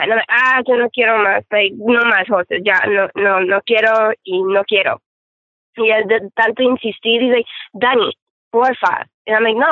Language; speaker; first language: Spanish; early bilingual, heritage; Spanish